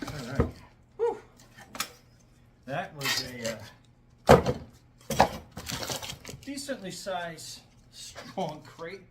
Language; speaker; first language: English; native; English